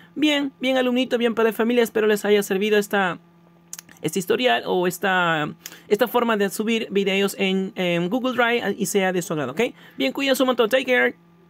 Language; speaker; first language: Spanish; native; Spanish